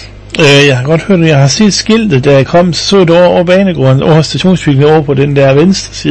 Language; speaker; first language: Danish; native; Danish